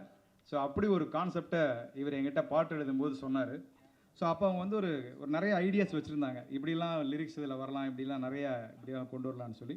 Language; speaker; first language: Tamil; native; Tamil